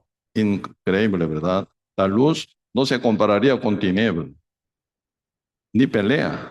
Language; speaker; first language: Spanish; non-native, fluent; Korean